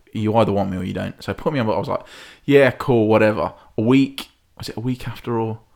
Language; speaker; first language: English; native; English